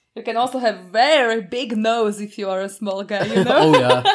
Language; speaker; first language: English; non-native, fluent; Slovak